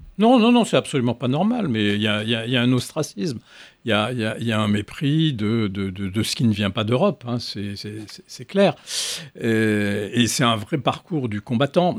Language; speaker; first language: French; non-native, local second language; Arabic